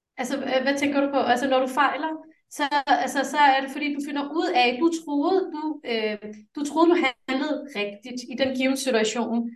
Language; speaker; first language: Danish; early bilingual, other home language; English